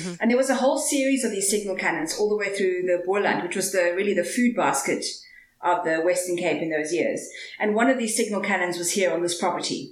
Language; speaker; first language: English; native; English